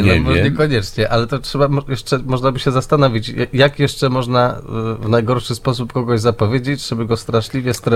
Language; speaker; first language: Polish; native; Polish